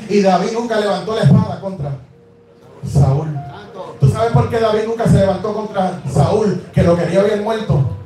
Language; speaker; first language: Spanish; native; Spanish